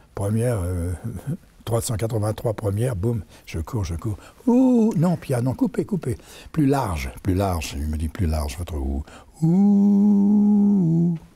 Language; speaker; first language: French; native; French